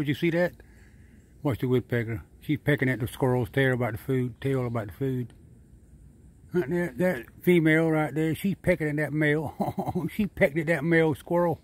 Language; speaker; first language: English; native; English